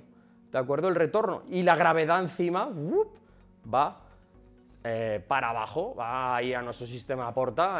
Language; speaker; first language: Spanish; native; Spanish